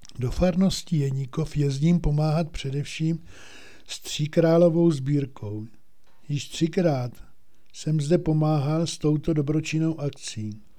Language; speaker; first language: Czech; native; Czech